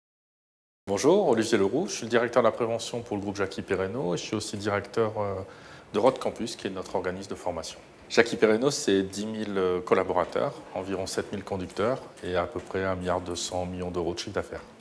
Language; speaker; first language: French; native; French